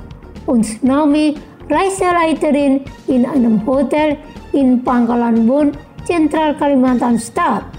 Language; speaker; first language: German; non-native, fluent; Indonesian